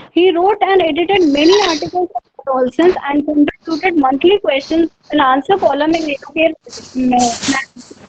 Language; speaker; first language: English; non-native, local second language; Hindi